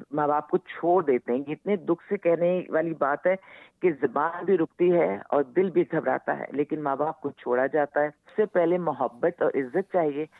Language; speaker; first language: Urdu; native; Urdu